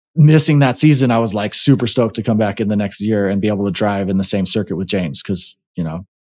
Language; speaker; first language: English; native; English